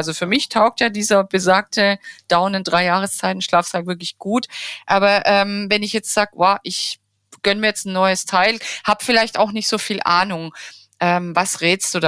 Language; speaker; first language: German; native; German